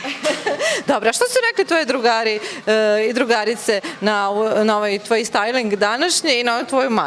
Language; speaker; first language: Serbian; native; Serbian